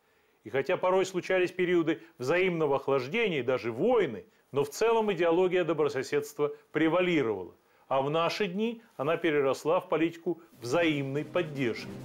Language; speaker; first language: Russian; native; Russian